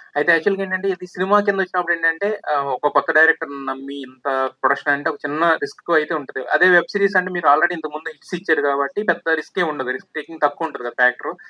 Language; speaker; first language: Telugu; native; Telugu